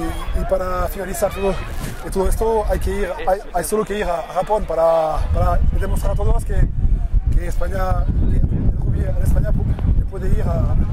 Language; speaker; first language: Spanish; non-native, learner; French